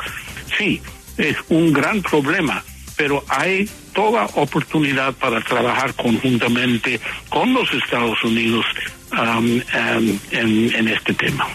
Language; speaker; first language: Spanish; non-native, fluent; English